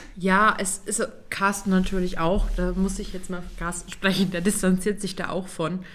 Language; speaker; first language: German; native; German